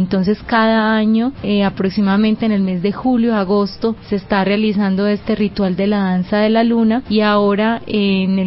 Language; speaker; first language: Spanish; native; Spanish